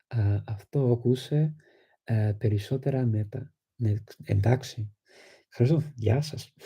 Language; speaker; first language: Greek; non-native, fluent; English